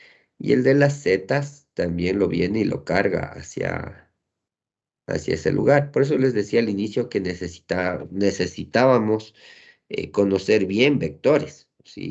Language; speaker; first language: Spanish; native; Spanish